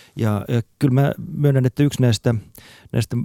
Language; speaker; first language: Finnish; native; Finnish